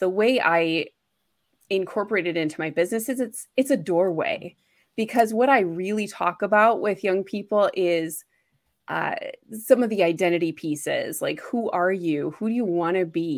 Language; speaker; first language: English; native; English